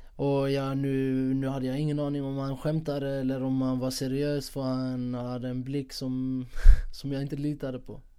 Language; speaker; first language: Swedish; non-native, fluent; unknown